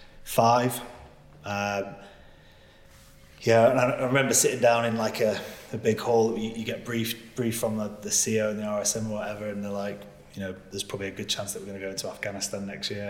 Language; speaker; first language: English; native; English